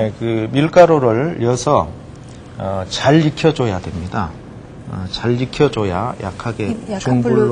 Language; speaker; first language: Korean; native; Korean